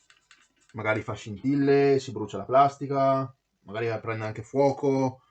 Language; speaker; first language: Italian; native; Italian